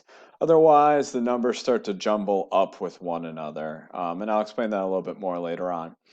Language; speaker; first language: English; native; English